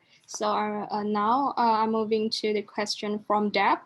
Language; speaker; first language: English; non-native, local second language; Indonesian